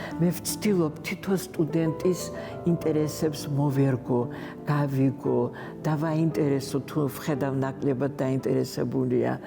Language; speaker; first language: Georgian; non-native, fluent; Adyghe